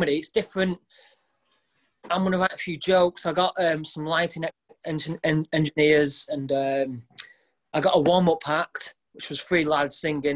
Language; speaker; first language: English; native; English